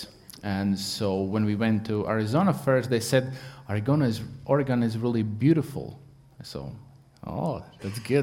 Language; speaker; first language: English; non-native, fluent; Latvian